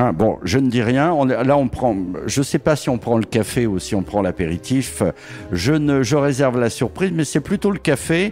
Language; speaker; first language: French; native; French